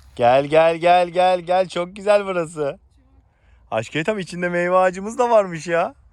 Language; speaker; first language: Turkish; early bilingual, heritage; Turkish